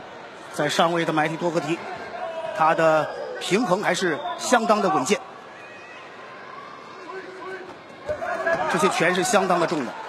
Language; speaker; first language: Chinese; native; Chinese